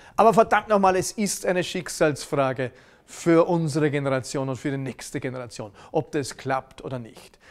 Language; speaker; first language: German; native; German